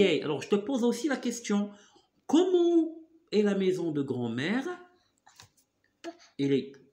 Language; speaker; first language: French; non-native, local second language; Arabic